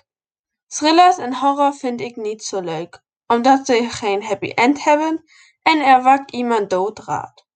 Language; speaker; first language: Dutch; non-native, learner; German